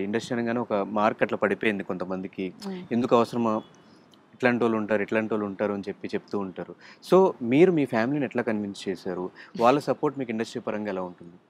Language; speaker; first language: Telugu; native; Telugu